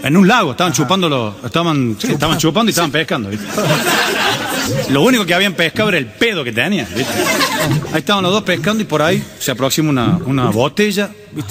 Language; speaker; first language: Spanish; native; Spanish